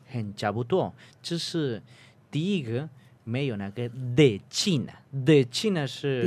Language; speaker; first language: Chinese; non-native, fluent; Spanish